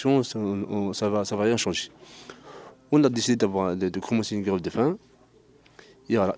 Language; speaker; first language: French; non-native, local second language; Arabic